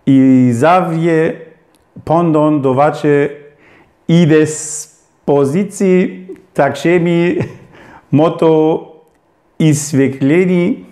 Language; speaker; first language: Polish; non-native, learner; German